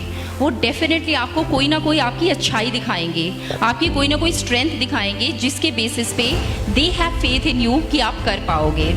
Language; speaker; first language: Hindi; native; Hindi